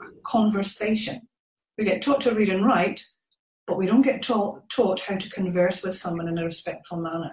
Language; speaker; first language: English; native; English